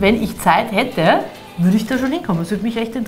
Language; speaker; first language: German; native; German